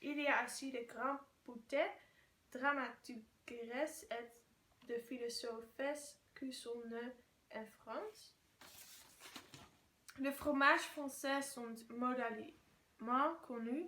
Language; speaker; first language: French; non-native, learner; Dutch